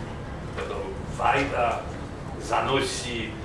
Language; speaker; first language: Russian; non-native, fluent; Polish